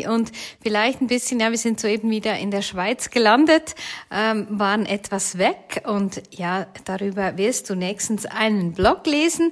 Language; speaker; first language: German; native; German